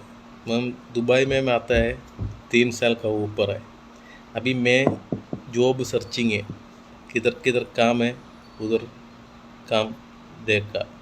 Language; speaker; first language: Hindi; non-native, local second language; Malayalam